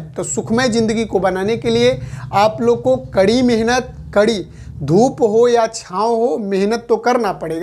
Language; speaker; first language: Hindi; native; Hindi